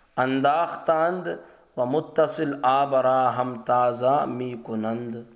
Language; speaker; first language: Persian; non-native, fluent; Urdu